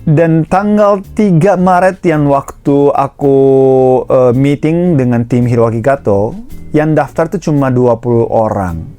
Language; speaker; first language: Indonesian; non-native, fluent; Japanese